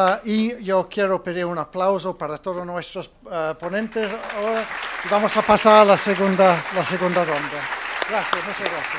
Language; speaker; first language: Spanish; non-native, fluent; English